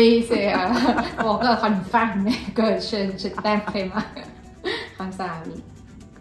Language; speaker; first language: French; non-native, learner; Thai